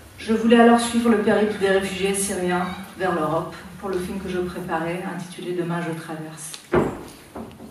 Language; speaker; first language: French; non-native, fluent; Persian